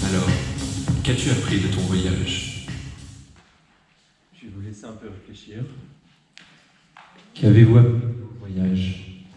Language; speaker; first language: French; native; French